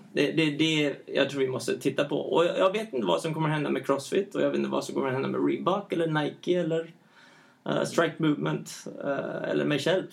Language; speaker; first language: Swedish; early bilingual, heritage; Swedish